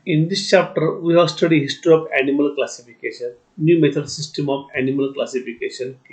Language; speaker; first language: English; non-native, local second language; Marathi